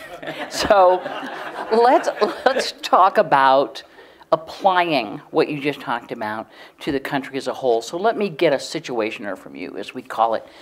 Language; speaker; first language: English; native; English